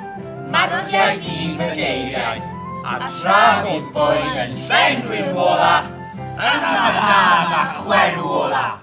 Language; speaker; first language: Welsh; non-native, local second language; English